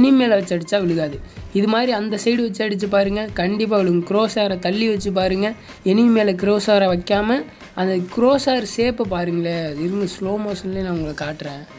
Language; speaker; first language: Tamil; native; Tamil